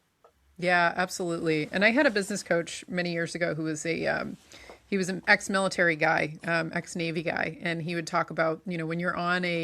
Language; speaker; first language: English; native; English